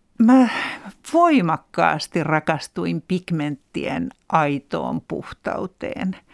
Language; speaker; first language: Finnish; native; Finnish